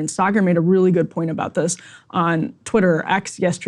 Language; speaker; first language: English; native; English